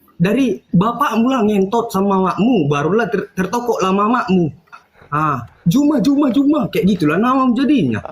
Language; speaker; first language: Indonesian; native; Indonesian